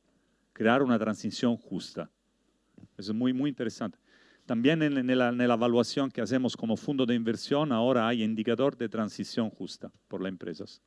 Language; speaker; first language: Spanish; non-native, learner; Italian